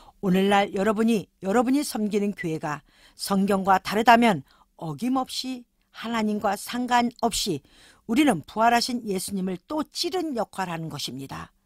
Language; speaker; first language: Korean; native; Korean